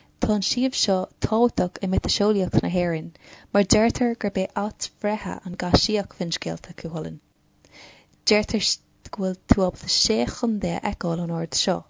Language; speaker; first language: Irish; non-native, local second language; English